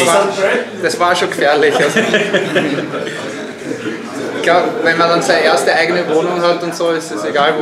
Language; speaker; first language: German; native; German